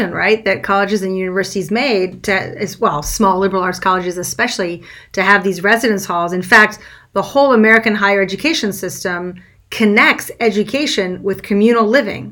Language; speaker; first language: English; non-native, fluent; French